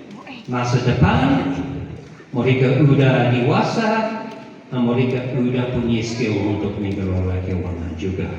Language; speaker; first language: Indonesian; non-native, fluent; English